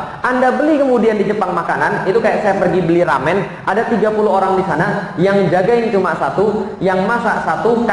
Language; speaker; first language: Indonesian; native; Indonesian